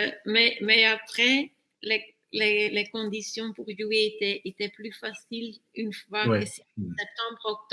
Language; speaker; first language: French; non-native, fluent; Dutch